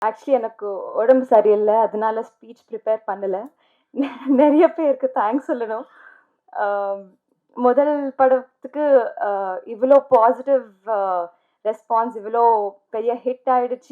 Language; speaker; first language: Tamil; non-native, learner; Telugu